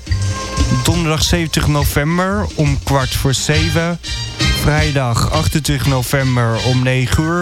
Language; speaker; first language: Dutch; native; Dutch